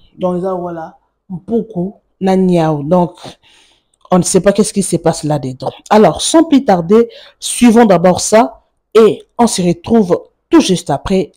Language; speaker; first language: French; non-native, local second language; Lingala